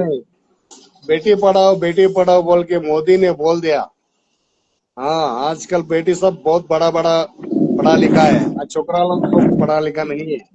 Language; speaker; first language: Hindi; non-native, local second language; Tibetan